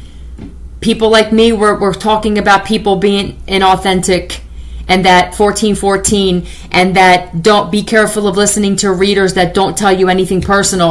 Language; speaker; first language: English; native; English